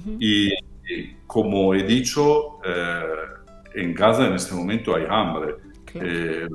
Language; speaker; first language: Spanish; non-native, fluent; Italian